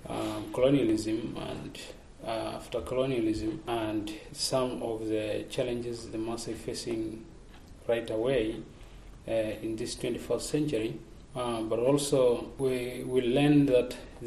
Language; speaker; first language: English; non-native, local second language; Masai